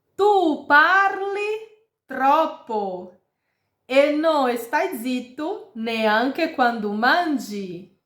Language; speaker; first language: Italian; non-native, fluent; Portuguese